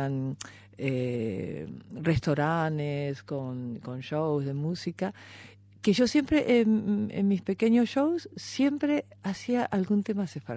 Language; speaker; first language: Spanish; native; Spanish